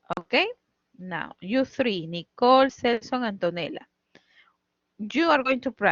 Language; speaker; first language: English; non-native, fluent; Spanish